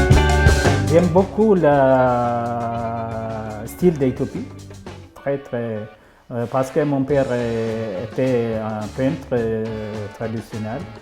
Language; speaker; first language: French; non-native, learner; Amharic